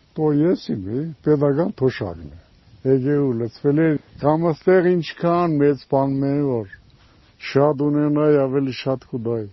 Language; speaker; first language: Armenian; native; Armenian